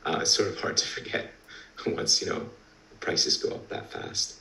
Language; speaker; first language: English; native; English